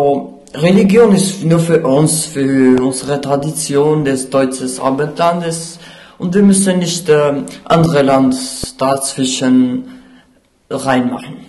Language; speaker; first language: German; non-native, learner; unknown